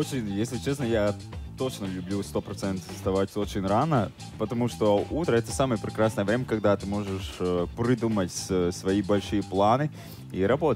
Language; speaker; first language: Russian; non-native, fluent; Latvian